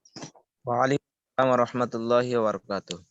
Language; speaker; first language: Arabic; non-native, learner; Bangla